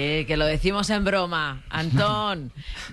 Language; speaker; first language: Spanish; native; Spanish